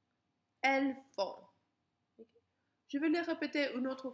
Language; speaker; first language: French; non-native, learner; English